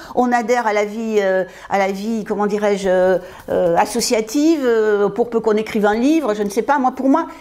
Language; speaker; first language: French; native; French